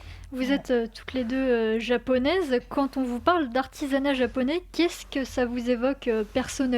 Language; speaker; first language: French; native; French